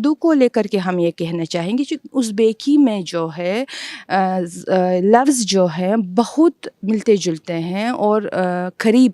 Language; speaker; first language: Hindi; non-native, fluent; Uzbek